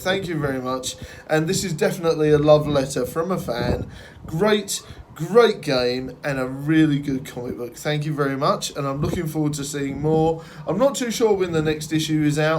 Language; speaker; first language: English; native; English